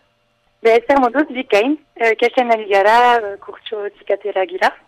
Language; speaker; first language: Basque; non-native, learner; French